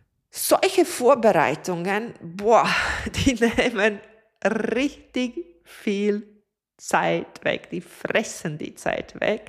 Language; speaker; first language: German; non-native, fluent; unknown